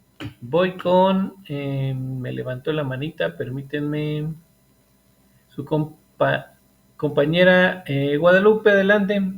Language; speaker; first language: Spanish; native; Spanish